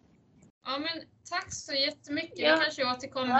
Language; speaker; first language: Swedish; native; Swedish